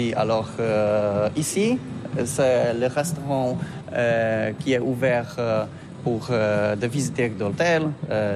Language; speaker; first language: French; non-native, learner; Polish